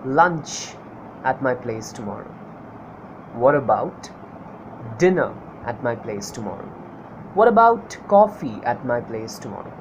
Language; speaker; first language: English; non-native, local second language; Bangla